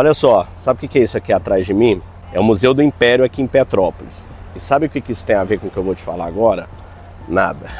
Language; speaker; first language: Portuguese; native; Portuguese